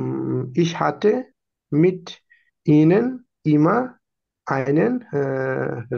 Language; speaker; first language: German; non-native, learner; Bangla